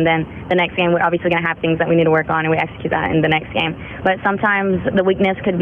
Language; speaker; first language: English; native; English